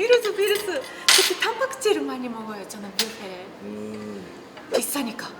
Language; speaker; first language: Korean; non-native, learner; Japanese